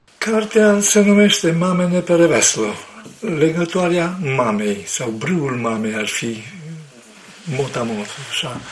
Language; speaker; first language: Romanian; non-native, local second language; Ukrainian